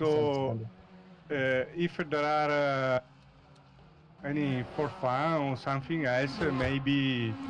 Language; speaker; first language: English; non-native, learner; Italian